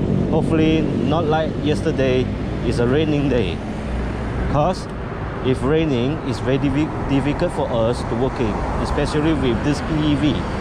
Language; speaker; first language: English; non-native, local second language; Chinese